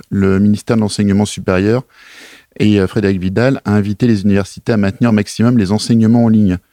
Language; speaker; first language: French; native; French